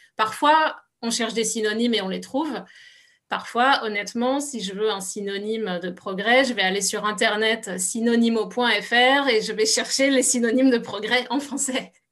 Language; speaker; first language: French; native; French